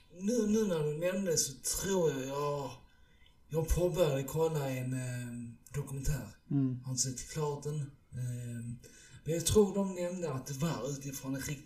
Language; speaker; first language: Swedish; early bilingual, other home language; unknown